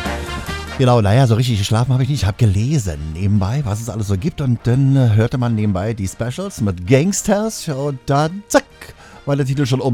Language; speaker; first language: German; native; German